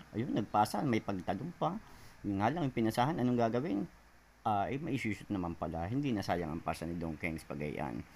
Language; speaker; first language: Filipino; native; Filipino